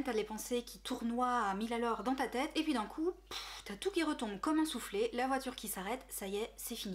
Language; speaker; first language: French; native; French